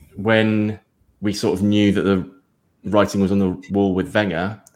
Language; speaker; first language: English; native; English